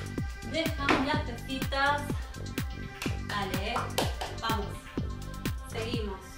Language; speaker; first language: Spanish; native; Spanish